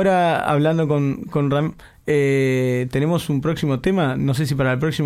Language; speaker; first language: Spanish; native; Spanish